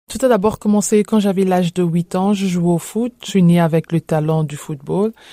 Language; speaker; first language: French; non-native, local second language; Lingala